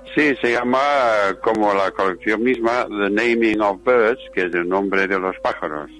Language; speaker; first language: Spanish; non-native, fluent; English